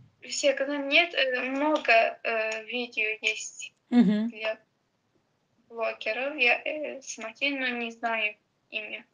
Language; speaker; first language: Russian; non-native, learner; Azerbaijani